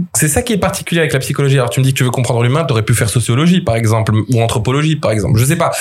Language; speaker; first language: French; non-native, local second language; Arabic